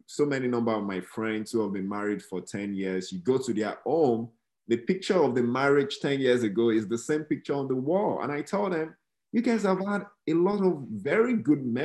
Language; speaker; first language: English; non-native, local second language; Yoruba